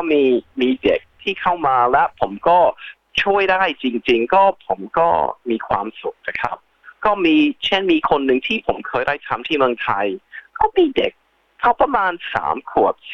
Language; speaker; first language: Thai; early bilingual, heritage; Thai